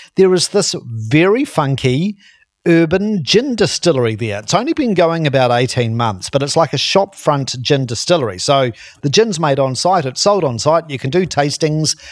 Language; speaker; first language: English; native; English